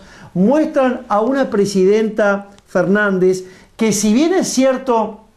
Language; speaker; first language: Spanish; native; Spanish